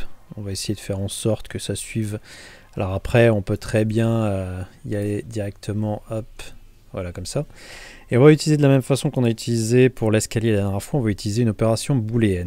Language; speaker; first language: French; native; French